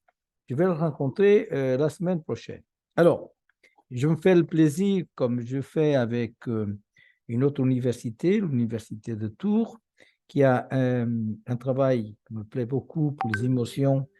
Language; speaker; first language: French; non-native, fluent; Portuguese